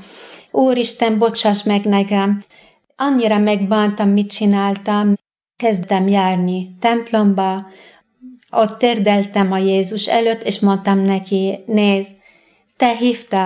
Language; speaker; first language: Hungarian; non-native, fluent; Arabic